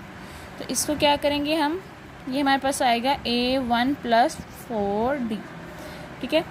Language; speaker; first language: Hindi; non-native, local second language; Punjabi